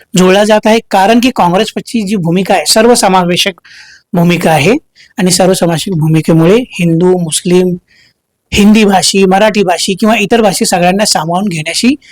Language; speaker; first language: Marathi; native; Marathi